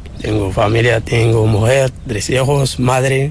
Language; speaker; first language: Spanish; non-native, learner; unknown